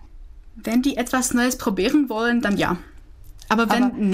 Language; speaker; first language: German; non-native, fluent; Czech